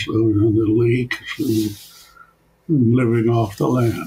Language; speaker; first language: English; non-native, fluent; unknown